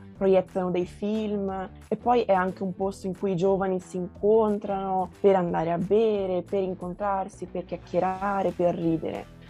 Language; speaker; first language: Italian; early bilingual, other home language; Portuguese